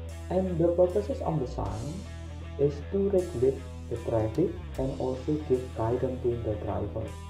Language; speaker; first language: English; non-native, fluent; Indonesian